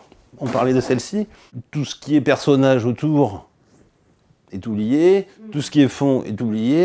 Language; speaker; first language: French; native; French